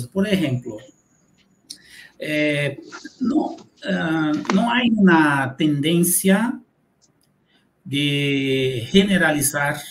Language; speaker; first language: Spanish; non-native, fluent; Portuguese